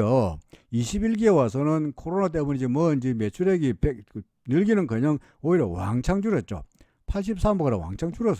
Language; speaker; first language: Korean; native; Korean